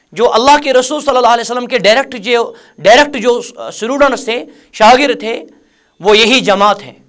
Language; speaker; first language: Urdu; non-native, local second language; Kashmiri